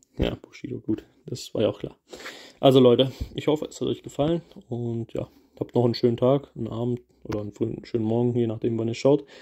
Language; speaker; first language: German; early bilingual, other home language; Kurdish